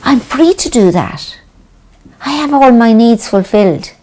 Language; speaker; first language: English; native; English